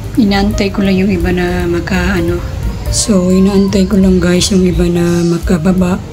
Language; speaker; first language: Filipino; non-native, local second language; Cebuano